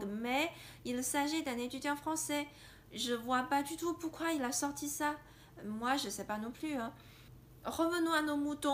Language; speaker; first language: French; non-native, fluent; Chinese